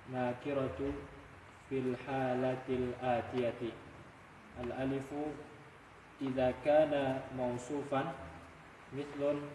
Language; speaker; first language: Arabic; non-native, learner; Indonesian